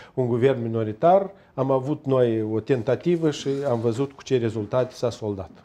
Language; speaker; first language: Romanian; native; Romanian